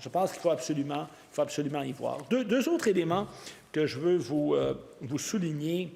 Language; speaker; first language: French; native; French